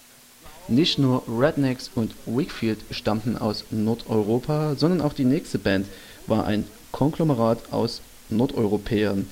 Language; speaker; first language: German; native; German